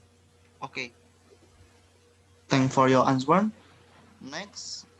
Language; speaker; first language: English; non-native, learner; Indonesian